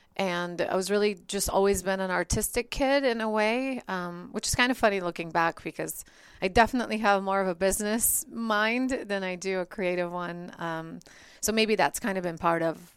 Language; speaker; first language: English; early bilingual, other home language; Bulgarian